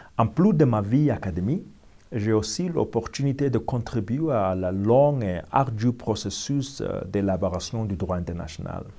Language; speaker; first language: French; non-native, learner; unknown